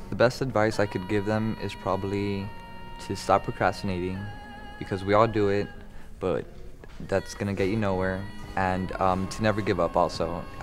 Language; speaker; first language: English; early bilingual, other home language; Spanish